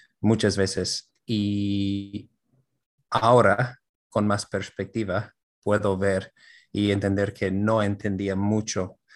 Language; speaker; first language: Spanish; non-native, fluent; English